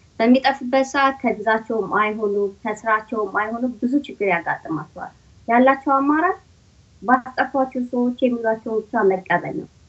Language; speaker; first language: Amharic; native; Amharic